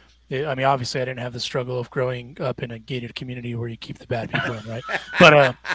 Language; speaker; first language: English; early bilingual, other home language; Spanish